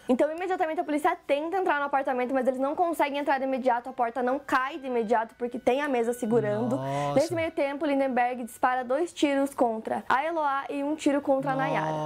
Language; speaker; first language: Portuguese; native; Portuguese